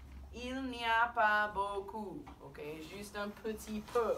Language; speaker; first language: French; non-native, fluent; English